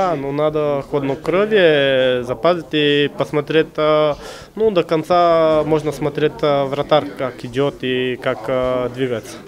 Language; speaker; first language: Russian; non-native, learner; Bulgarian